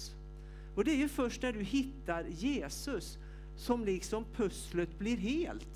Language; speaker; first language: Swedish; native; Swedish